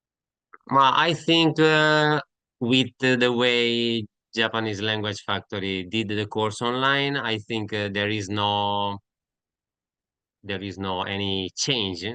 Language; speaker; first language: English; non-native, learner; Italian